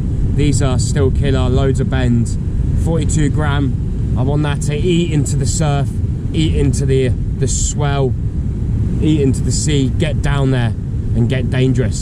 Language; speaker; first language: English; native; English